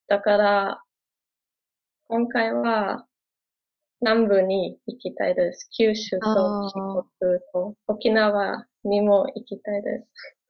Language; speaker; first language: Japanese; non-native, learner; German